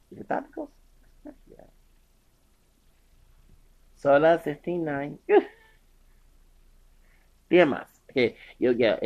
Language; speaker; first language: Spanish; non-native, learner; English